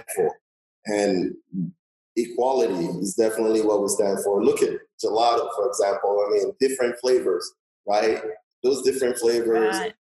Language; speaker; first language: English; non-native, local second language; Yoruba